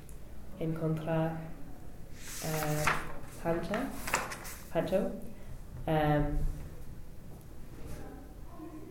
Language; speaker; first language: Spanish; non-native, learner; English